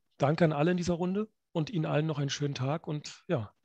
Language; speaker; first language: German; native; German